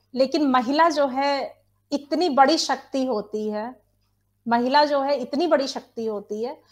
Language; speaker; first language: Hindi; native; Hindi